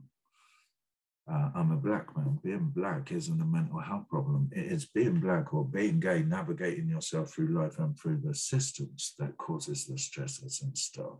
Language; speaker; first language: English; native; English